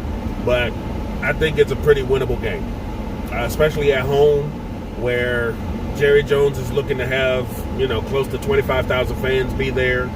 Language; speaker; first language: English; native; English